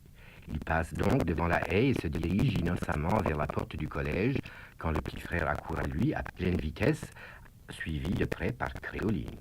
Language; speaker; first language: French; native; French